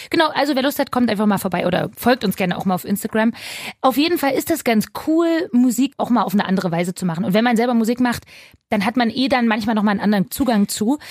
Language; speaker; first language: German; native; German